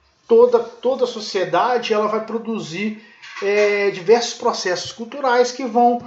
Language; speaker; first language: Portuguese; native; Portuguese